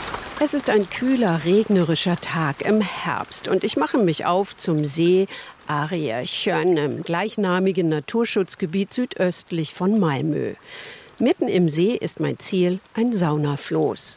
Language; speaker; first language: German; native; German